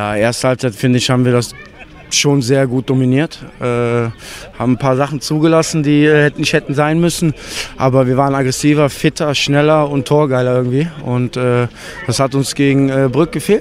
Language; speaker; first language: German; native; German